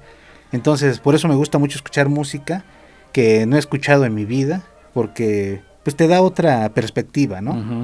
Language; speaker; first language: Spanish; native; Spanish